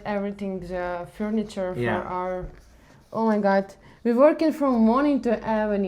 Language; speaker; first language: English; non-native, learner; Ukrainian